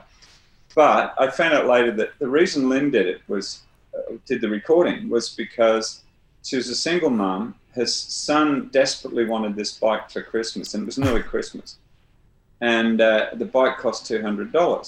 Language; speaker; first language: English; native; English